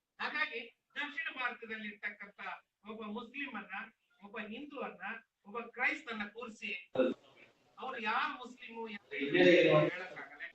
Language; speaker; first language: Kannada; non-native, local second language; Telugu